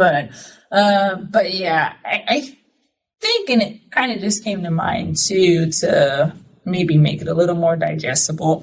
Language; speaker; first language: English; native; English